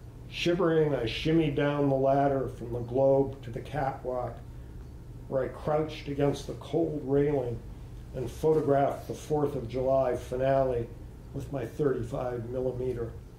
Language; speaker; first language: English; native; English